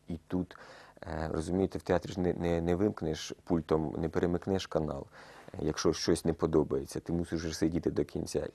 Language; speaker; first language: Ukrainian; native; Ukrainian